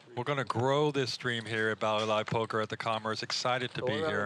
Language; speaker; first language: English; native; English